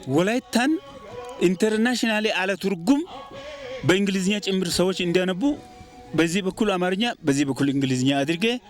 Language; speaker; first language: Amharic; non-native, local second language; Wolaytta